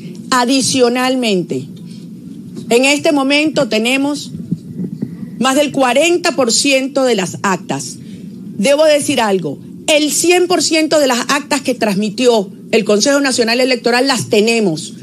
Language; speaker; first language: Spanish; native; Spanish